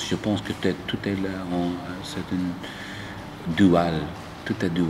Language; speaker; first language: French; non-native, local second language; Dutch